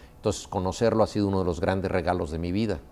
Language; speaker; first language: Spanish; native; Spanish